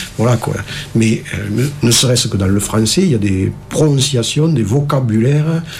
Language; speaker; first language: French; native; French